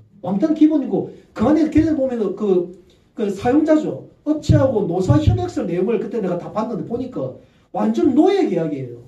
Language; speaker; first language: Korean; native; Korean